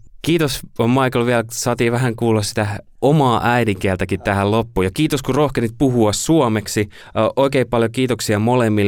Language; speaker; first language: Finnish; native; Finnish